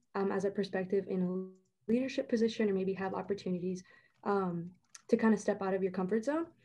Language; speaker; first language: English; native; English